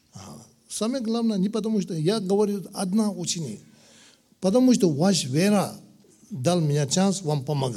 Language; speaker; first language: Russian; non-native, learner; Tibetan